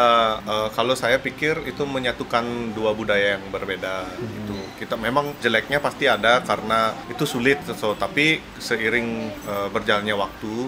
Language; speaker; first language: Indonesian; non-native, local second language; Balinese